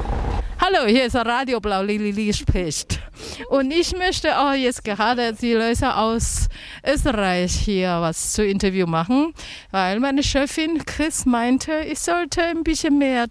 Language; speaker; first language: German; non-native, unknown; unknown